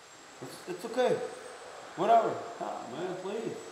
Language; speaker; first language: English; non-native, learner; Spanish